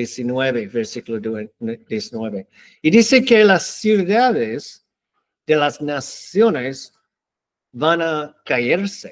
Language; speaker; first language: Spanish; non-native, learner; English